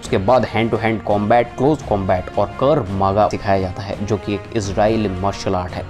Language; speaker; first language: Hindi; native; Hindi